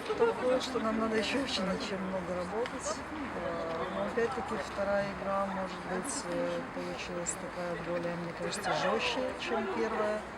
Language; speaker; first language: Russian; native; Russian